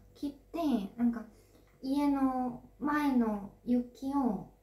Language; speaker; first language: Japanese; non-native, learner; Korean